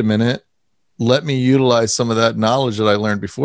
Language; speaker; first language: English; native; English